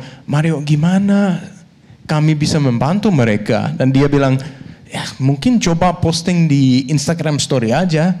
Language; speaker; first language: Indonesian; non-native, fluent; Danish